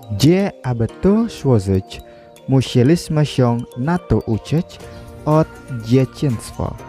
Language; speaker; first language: Polish; non-native, learner; Balinese